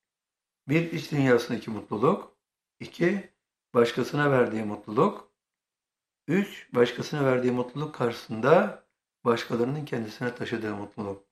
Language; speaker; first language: Turkish; native; Turkish